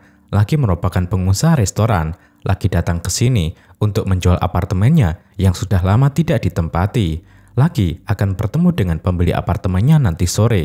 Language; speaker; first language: Indonesian; native; Indonesian